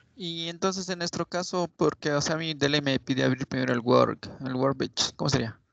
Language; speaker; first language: Spanish; native; Spanish